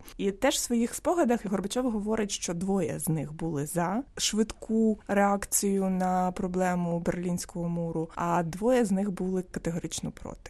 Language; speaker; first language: Ukrainian; native; Ukrainian